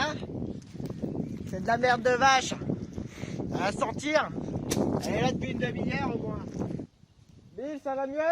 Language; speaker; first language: French; native; French